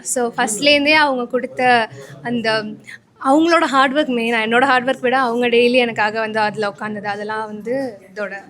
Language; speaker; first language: Tamil; early bilingual, heritage; Tamil